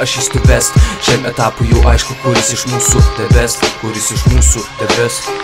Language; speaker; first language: Lithuanian; native; Lithuanian